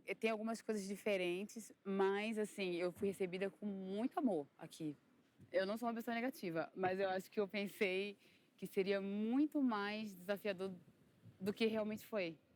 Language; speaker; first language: Portuguese; native; Portuguese